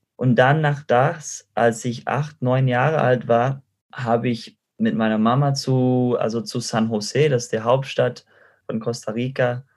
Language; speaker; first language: German; non-native, fluent; Spanish